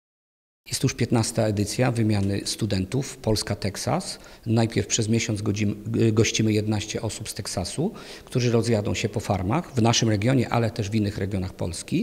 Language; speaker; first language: Polish; native; Polish